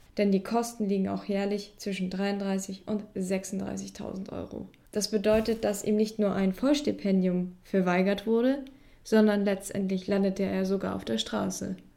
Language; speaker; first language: German; native; German